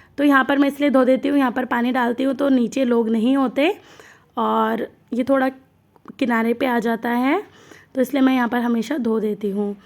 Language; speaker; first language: Hindi; non-native, local second language; Bangla